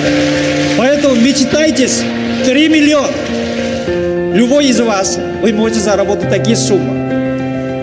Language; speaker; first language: Russian; non-native, learner; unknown